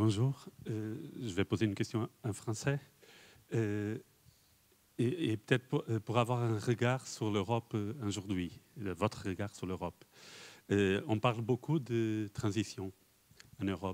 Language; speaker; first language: French; non-native, fluent; Portuguese